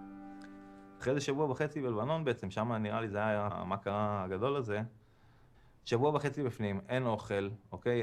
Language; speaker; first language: Hebrew; native; Hebrew